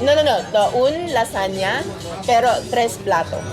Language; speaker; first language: Spanish; non-native, learner; Filipino